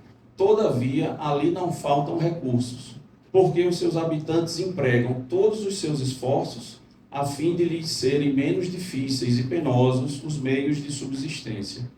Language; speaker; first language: Portuguese; native; Portuguese